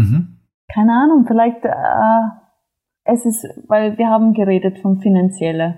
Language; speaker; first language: German; non-native, fluent; English